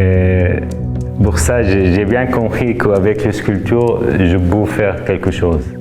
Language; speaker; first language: French; non-native, fluent; Arabic